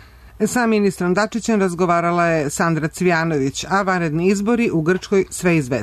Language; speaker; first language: Serbian; native; Serbian